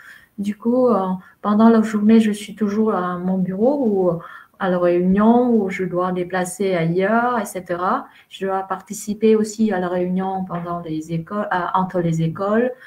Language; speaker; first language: French; non-native, fluent; Vietnamese